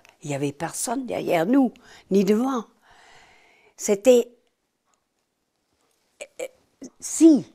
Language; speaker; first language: French; non-native, fluent; German